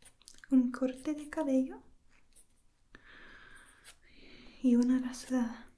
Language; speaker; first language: Spanish; non-native, learner; English